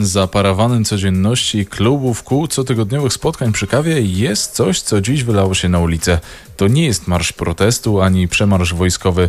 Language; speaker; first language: Polish; native; Polish